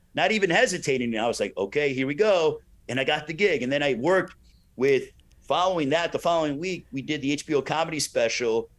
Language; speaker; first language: English; native; English